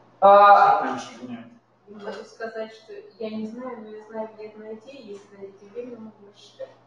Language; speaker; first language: Russian; native; Russian